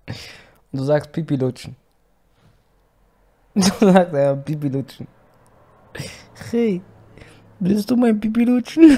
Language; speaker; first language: German; native; German